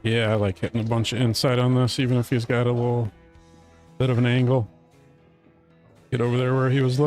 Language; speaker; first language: English; native; English